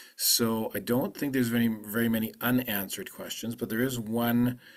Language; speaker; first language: English; early bilingual, other home language; Ukrainian